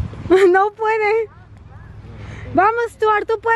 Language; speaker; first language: Spanish; native; Spanish